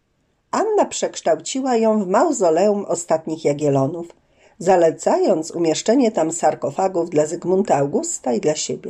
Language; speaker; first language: Polish; native; Polish